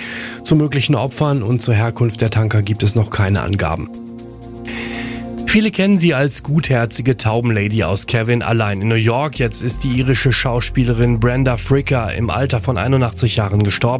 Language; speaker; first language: German; native; German